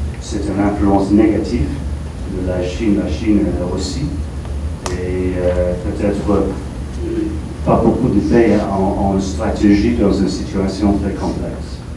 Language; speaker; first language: French; non-native, fluent; English